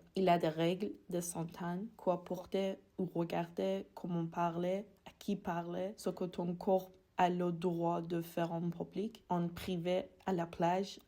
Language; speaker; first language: French; non-native, fluent; Persian